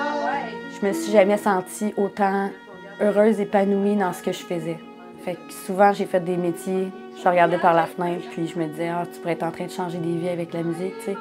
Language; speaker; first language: French; native; French